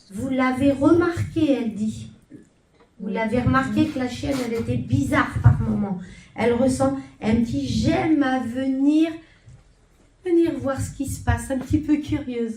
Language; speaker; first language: French; native; French